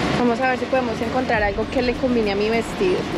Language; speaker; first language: Spanish; native; Spanish